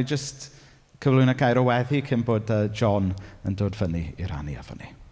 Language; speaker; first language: Welsh; native; Welsh